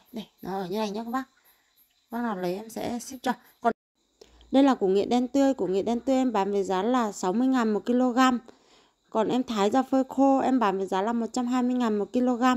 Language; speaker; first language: Vietnamese; non-native, local second language; Tày